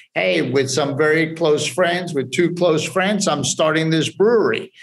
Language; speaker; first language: English; early bilingual, other home language; Spanish